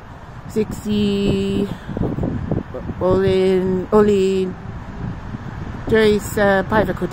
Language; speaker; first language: Finnish; non-native, learner; English